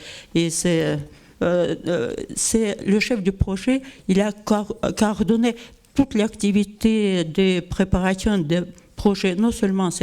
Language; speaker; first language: French; non-native, learner; Russian